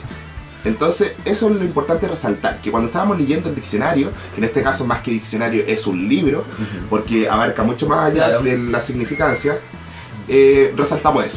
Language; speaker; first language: Spanish; native; Spanish